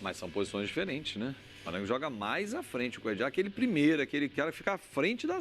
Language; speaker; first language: Portuguese; native; Portuguese